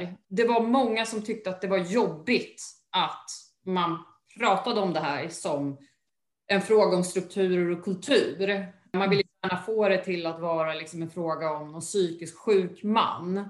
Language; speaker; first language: Swedish; native; Swedish